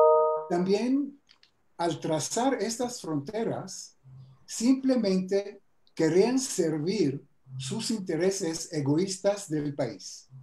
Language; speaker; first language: Spanish; non-native, fluent; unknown